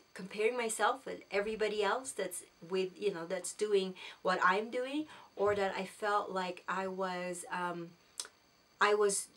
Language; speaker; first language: English; non-native, local second language; Filipino